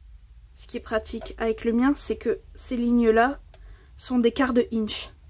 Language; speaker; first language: French; native; French